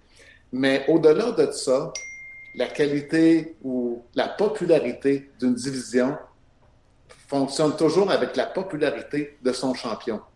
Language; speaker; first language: French; native; French